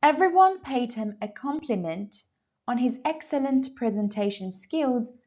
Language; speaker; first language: English; non-native, fluent; Persian